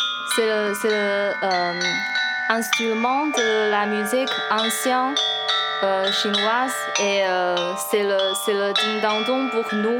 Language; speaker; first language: French; non-native, learner; Chinese